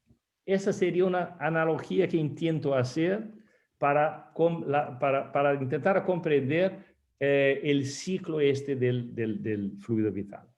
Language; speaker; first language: Spanish; non-native, fluent; Portuguese